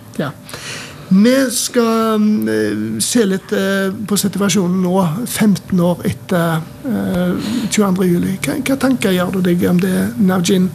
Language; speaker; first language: Norwegian; native; Norwegian